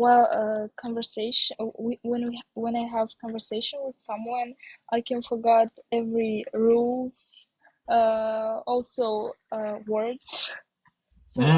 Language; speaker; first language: English; non-native, learner; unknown